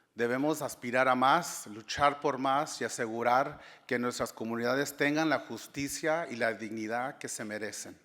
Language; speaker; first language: Spanish; early bilingual, heritage; Spanish